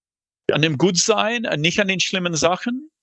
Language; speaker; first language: German; non-native, fluent; English